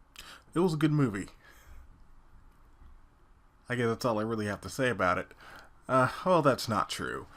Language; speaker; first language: English; native; English